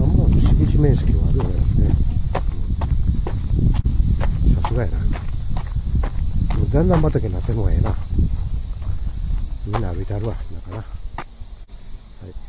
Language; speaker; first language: Japanese; native; Japanese